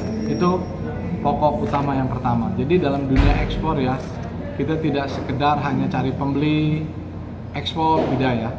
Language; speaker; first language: Indonesian; native; Indonesian